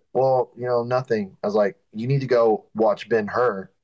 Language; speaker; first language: English; native; English